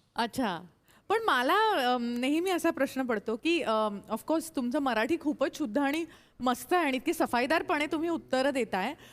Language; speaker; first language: Marathi; native; Marathi